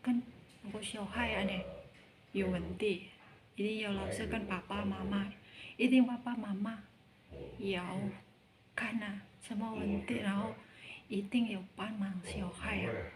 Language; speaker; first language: Chinese; non-native, learner; Indonesian